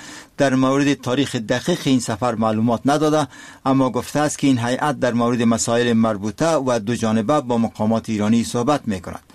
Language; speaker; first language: Persian; native; Persian